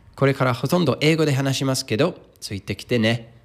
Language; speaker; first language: Japanese; non-native, fluent; English